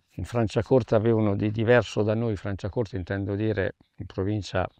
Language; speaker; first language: Italian; native; Italian